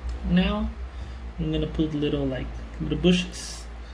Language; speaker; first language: English; non-native, learner; Spanish